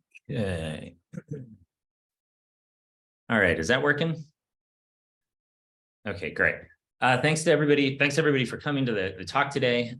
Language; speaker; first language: English; native; English